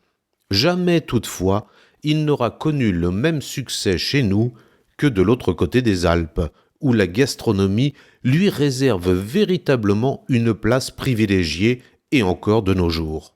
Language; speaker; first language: French; native; French